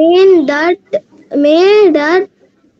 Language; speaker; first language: Hindi; non-native, learner; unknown